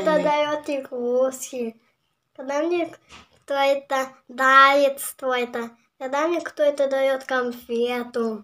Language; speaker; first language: Russian; native; Russian